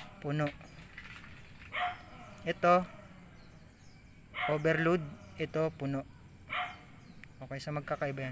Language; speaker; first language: Filipino; native; Filipino